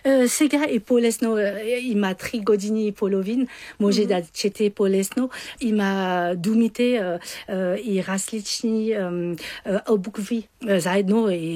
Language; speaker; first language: Bulgarian; non-native, learner; French